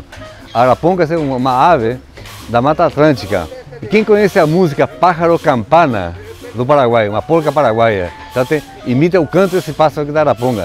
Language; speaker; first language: Portuguese; native; Portuguese